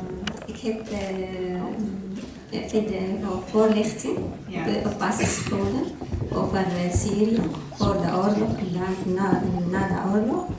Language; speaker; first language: Dutch; non-native, learner; Arabic